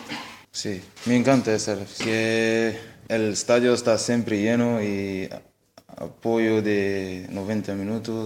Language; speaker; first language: Spanish; non-native, learner; Portuguese